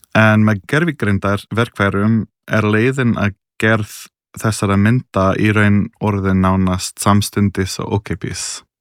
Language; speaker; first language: Icelandic; non-native, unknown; English